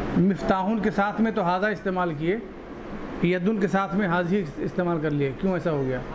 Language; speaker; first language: Urdu; native; Urdu